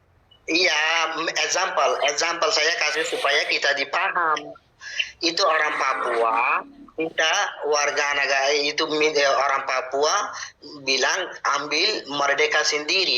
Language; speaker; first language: Indonesian; non-native, learner; Rohingya